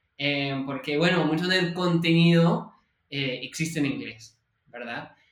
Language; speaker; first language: Spanish; non-native, fluent; English